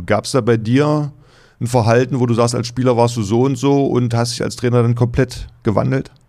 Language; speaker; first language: German; native; German